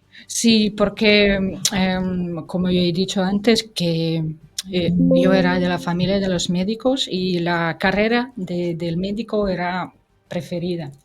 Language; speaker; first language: Spanish; non-native, fluent; Russian